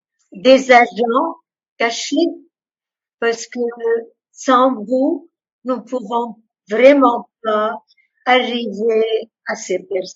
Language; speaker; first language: French; non-native, local second language; Arabic